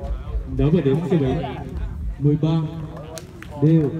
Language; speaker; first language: Vietnamese; native; Vietnamese